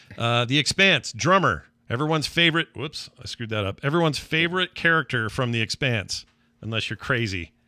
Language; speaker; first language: English; native; English